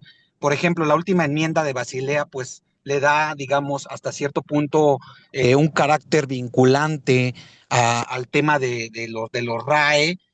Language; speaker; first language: Spanish; native; Spanish